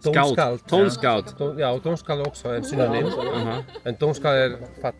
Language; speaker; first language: Swedish; non-native, fluent; Icelandic